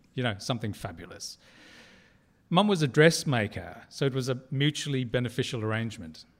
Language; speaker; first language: English; native; English